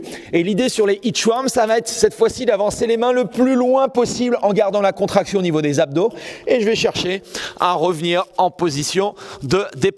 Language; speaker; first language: French; native; French